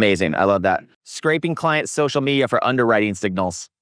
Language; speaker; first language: English; native; English